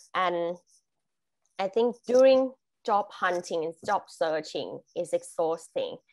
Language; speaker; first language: English; non-native, fluent; Thai